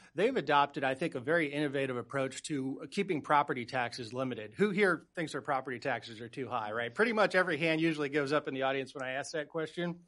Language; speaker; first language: English; native; English